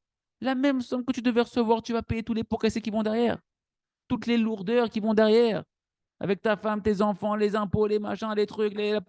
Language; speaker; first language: French; native; French